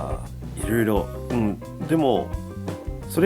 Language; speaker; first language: Japanese; non-native, learner; English